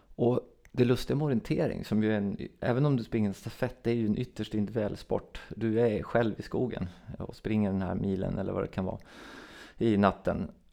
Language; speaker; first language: Swedish; native; Swedish